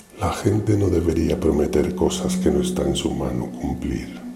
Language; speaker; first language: Spanish; native; Spanish